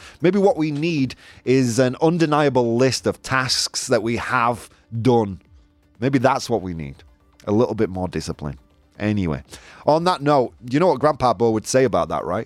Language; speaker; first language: English; native; English